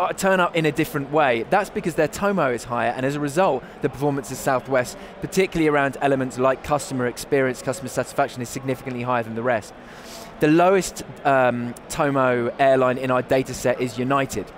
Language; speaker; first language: English; native; English